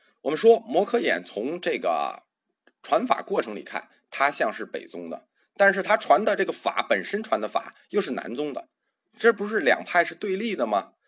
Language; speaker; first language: Chinese; native; Chinese